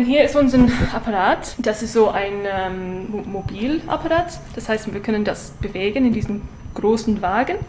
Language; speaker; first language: German; non-native, learner; English